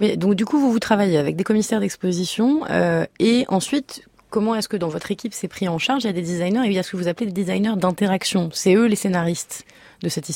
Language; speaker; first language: French; native; French